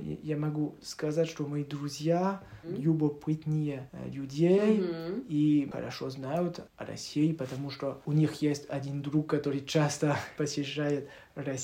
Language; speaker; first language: Russian; non-native, learner; French